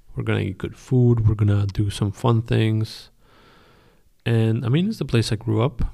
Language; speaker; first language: English; non-native, fluent; Spanish